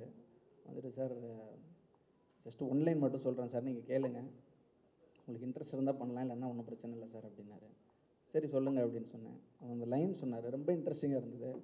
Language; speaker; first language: Tamil; native; Tamil